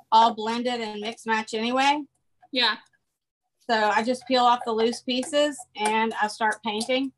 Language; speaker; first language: English; native; English